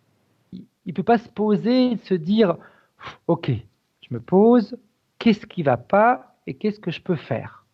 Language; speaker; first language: French; native; French